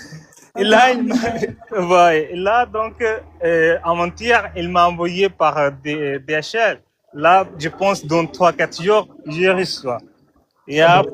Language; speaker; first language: French; non-native, learner; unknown